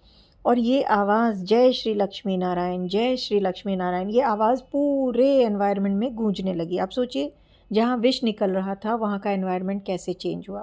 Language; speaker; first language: Hindi; native; Hindi